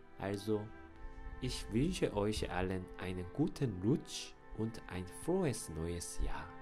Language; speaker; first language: German; non-native, fluent; Korean